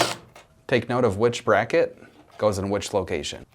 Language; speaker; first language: English; native; English